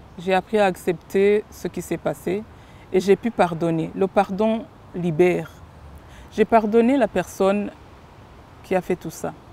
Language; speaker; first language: French; non-native, local second language; Kinyarwanda